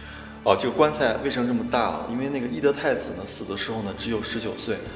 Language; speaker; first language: Chinese; native; Chinese